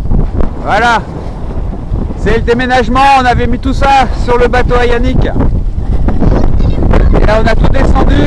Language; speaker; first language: French; native; French